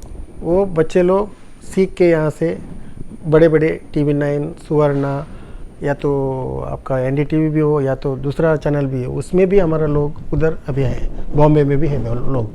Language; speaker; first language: Hindi; non-native, local second language; Tulu